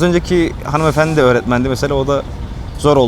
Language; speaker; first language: Turkish; native; Turkish